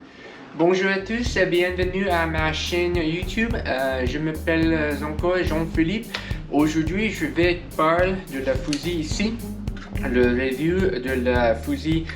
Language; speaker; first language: French; non-native, learner; English